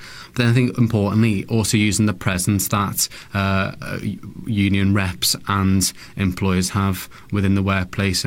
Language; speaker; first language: English; native; English